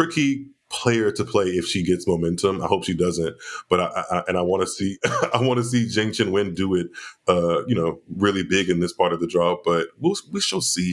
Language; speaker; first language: English; native; English